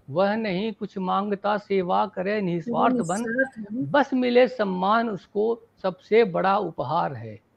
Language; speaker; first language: Hindi; native; Hindi